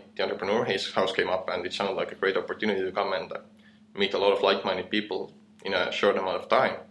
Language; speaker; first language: English; non-native, fluent; Estonian